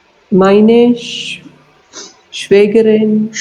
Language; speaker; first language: German; non-native, learner; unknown